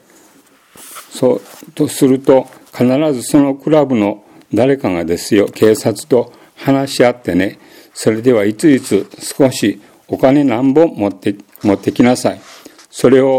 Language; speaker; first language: Japanese; native; Japanese